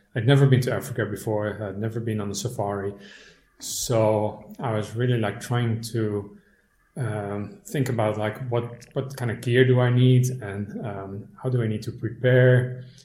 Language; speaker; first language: English; non-native, fluent; Dutch